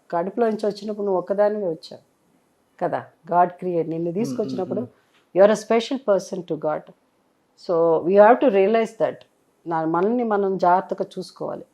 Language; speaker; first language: Telugu; native; Telugu